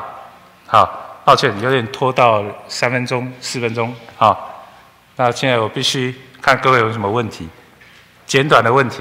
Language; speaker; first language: Chinese; native; Chinese